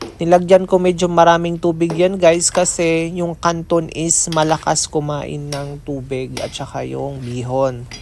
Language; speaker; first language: Filipino; non-native, local second language; Waray